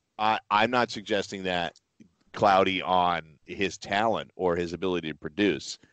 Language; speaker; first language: English; native; English